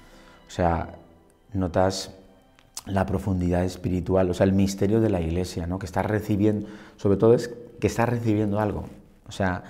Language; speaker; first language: Spanish; native; Spanish